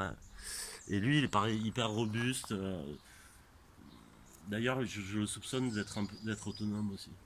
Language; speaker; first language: French; native; French